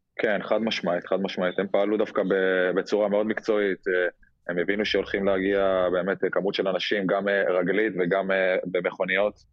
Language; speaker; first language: Hebrew; native; Hebrew